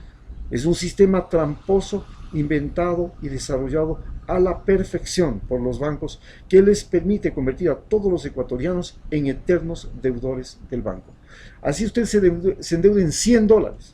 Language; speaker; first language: Spanish; native; Spanish